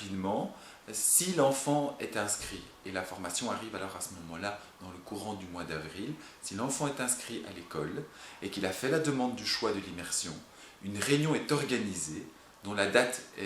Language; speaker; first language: French; native; French